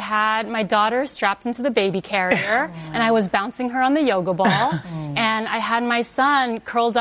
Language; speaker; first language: English; non-native, local second language; Chinese